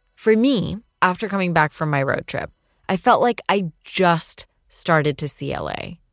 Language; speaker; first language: English; non-native, local second language; Urdu